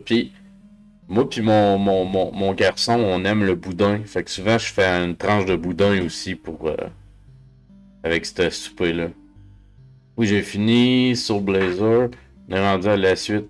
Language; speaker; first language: French; native; French